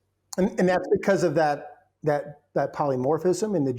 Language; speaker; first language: English; native; English